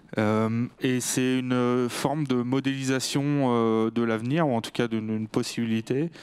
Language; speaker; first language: French; native; French